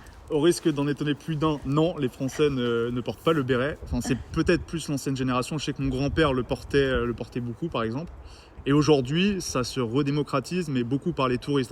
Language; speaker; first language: French; native; French